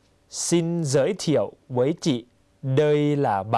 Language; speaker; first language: Vietnamese; non-native, fluent; Thai